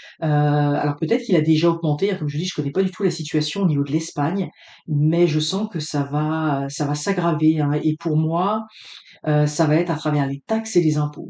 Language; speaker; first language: French; native; French